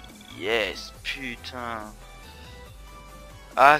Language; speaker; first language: French; native; French